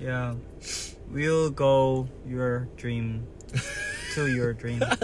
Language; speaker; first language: English; non-native, learner; Korean